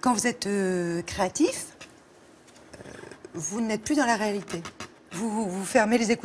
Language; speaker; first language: French; native; French